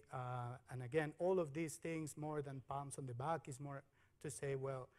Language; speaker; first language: English; non-native, fluent; Spanish